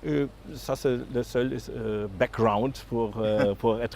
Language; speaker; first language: French; non-native, fluent; German